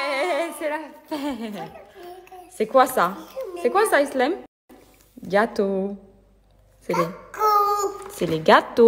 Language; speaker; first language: French; native; French